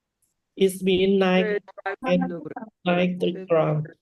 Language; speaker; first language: English; non-native, learner; Korean